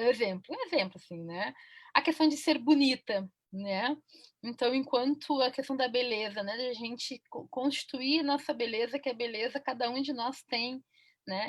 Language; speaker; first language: Portuguese; native; Portuguese